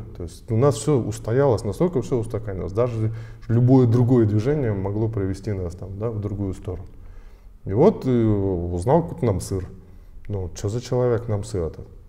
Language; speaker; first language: Russian; native; Russian